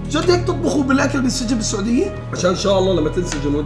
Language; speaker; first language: Arabic; native; Arabic